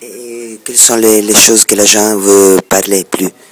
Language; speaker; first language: French; non-native, fluent; Italian